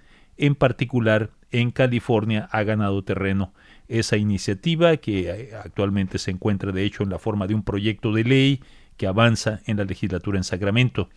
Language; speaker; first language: Spanish; native; Spanish